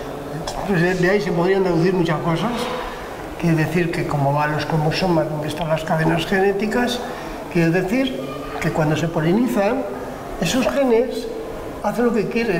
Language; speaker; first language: Spanish; native; Spanish